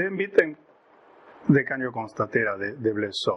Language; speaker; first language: Swedish; non-native, fluent; Spanish